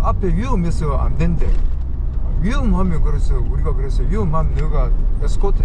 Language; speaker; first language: Korean; native; Korean